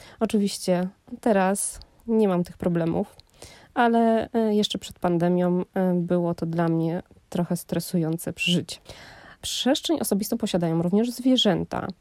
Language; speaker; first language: Polish; native; Polish